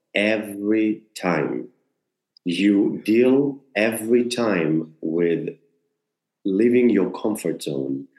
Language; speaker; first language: English; non-native, fluent; Hebrew